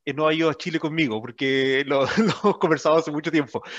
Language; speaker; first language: Spanish; native; Spanish